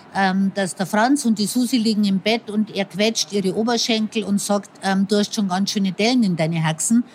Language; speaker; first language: German; native; German